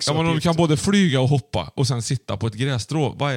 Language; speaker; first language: Swedish; native; Swedish